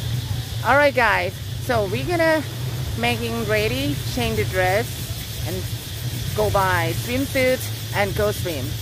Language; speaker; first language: English; non-native, learner; Thai